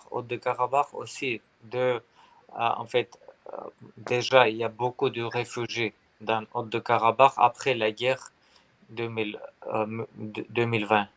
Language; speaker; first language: French; non-native, learner; Armenian